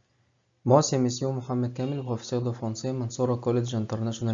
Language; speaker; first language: French; non-native, fluent; Arabic